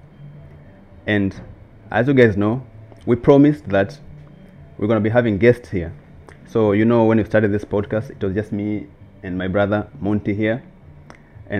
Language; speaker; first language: English; non-native, local second language; Swahili